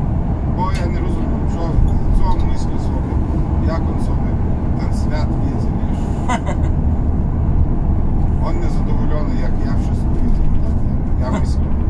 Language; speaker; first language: Polish; non-native, learner; Russian